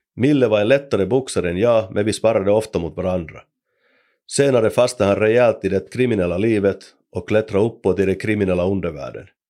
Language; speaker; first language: Swedish; native; Swedish